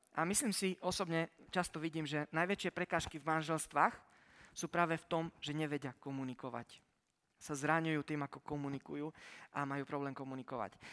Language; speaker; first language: Slovak; early bilingual, heritage; Slovak